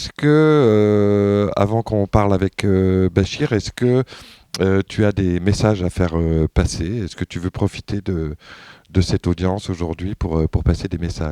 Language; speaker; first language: French; native; French